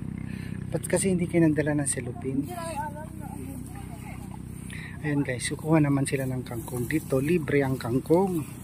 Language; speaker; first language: Filipino; native; Filipino